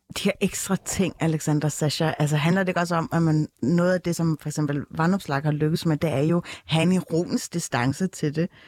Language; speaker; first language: Danish; early bilingual, other home language; Turkish